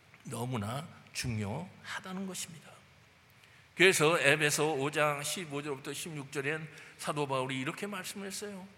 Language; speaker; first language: Korean; native; Korean